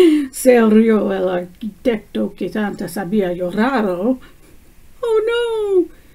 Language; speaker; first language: Spanish; non-native, learner; English